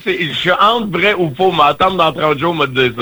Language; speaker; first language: French; native; French